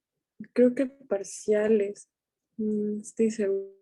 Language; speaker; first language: Spanish; native; Spanish